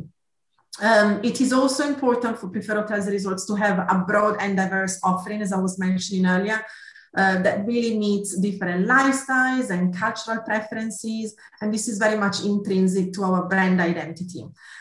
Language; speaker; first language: English; non-native, fluent; Italian